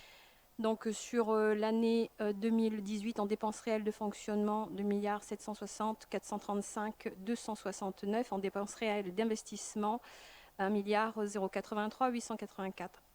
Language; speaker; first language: French; native; French